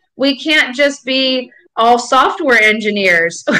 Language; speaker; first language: English; native; English